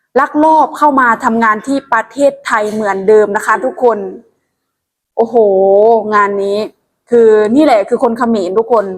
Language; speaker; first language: Thai; non-native, local second language; Lao